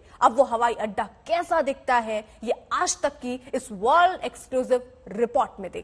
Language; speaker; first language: Hindi; native; Hindi